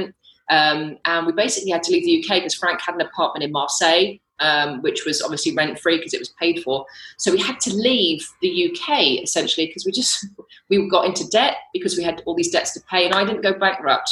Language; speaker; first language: English; native; English